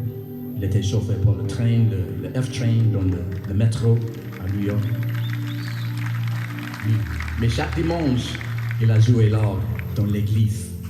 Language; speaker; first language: French; non-native, learner; English